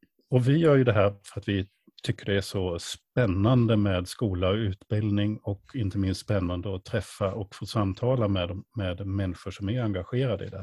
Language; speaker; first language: Swedish; native; Swedish